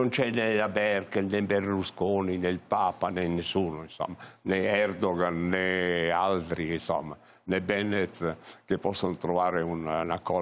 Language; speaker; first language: Italian; native; Italian